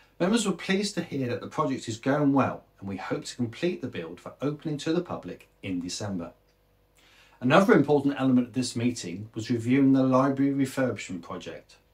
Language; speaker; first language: English; native; English